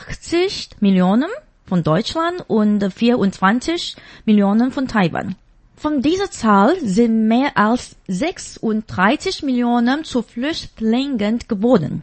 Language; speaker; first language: German; non-native, fluent; Chinese